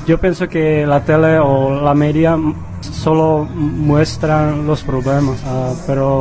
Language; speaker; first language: Spanish; non-native, fluent; Vietnamese